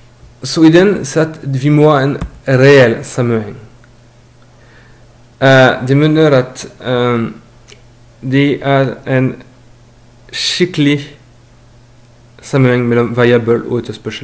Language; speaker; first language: Norwegian; non-native, fluent; French